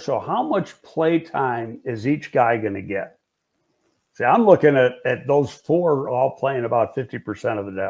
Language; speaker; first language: English; native; English